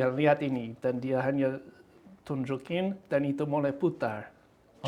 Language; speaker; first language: Indonesian; non-native, fluent; English